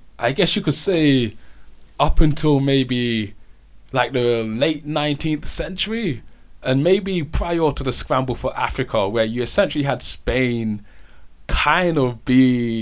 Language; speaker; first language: English; native; English